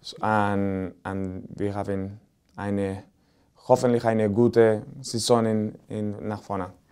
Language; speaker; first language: German; non-native, learner; Spanish